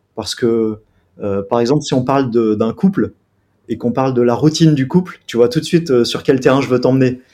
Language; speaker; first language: French; native; French